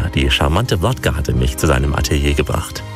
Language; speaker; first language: German; native; German